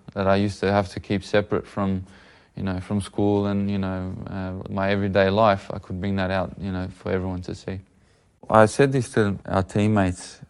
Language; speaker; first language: English; native; English